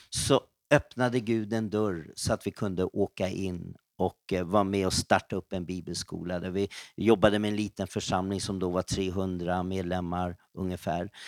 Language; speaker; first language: Swedish; native; Swedish